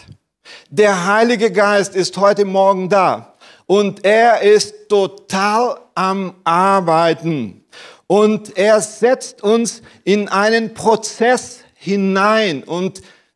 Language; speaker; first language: German; non-native, fluent; Portuguese